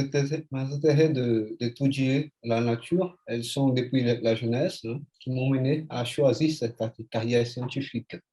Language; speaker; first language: French; non-native, fluent; Portuguese